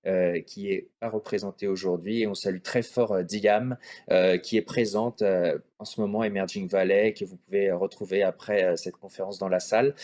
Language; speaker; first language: French; native; French